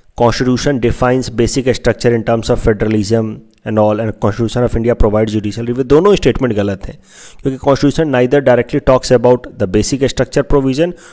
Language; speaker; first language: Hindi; non-native, local second language; Assamese